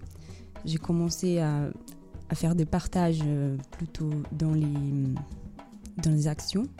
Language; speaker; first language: French; non-native, fluent; Portuguese